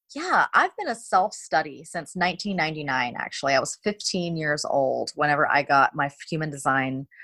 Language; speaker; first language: English; native; English